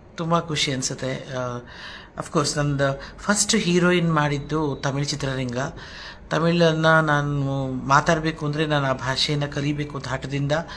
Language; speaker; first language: Kannada; non-native, local second language; Telugu